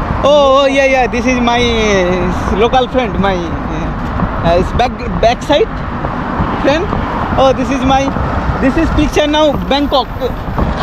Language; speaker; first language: English; non-native, learner; Bangla